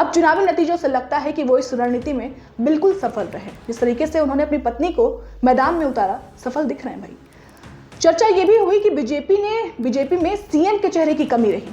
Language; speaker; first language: Hindi; native; Hindi